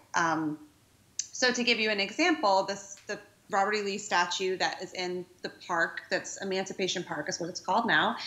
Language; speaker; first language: English; native; English